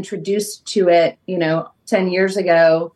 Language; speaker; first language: English; native; English